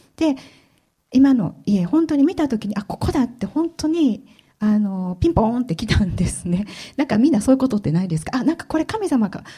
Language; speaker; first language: Japanese; native; Japanese